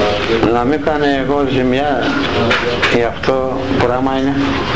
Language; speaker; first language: Greek; non-native, local second language; Turkish